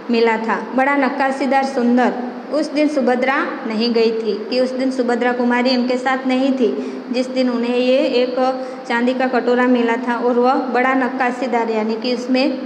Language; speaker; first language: Hindi; non-native, local second language; Gujarati